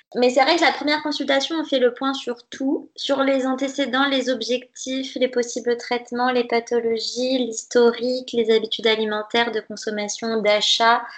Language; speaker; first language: French; native; French